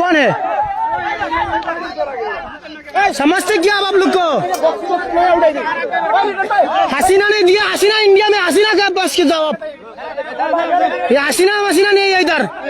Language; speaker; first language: Hindi; non-native, learner; Bangla